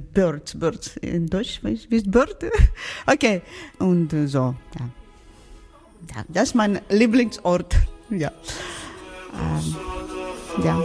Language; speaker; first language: German; non-native, learner; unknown